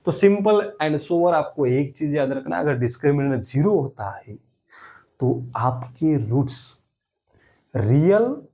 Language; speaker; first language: Hindi; non-native, local second language; Marathi